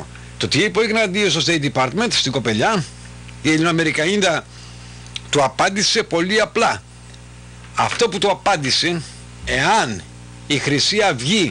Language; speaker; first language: Greek; native; Greek